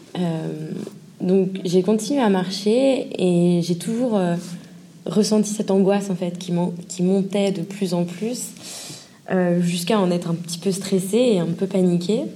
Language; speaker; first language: French; native; French